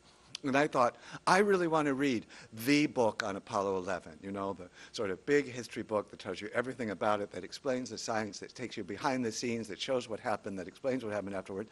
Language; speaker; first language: English; native; English